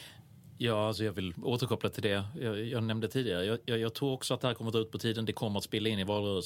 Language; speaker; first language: Swedish; native; Swedish